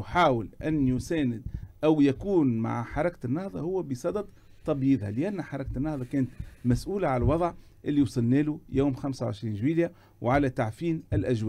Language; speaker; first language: Arabic; native; Arabic